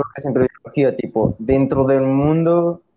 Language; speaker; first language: Spanish; native; Spanish